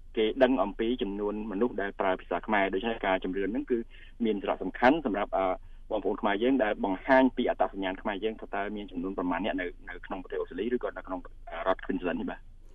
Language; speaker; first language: Khmer; native; Khmer